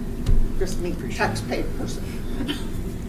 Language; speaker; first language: English; native; English